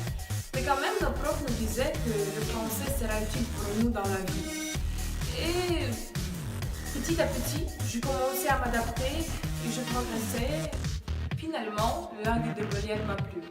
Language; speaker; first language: French; non-native, learner; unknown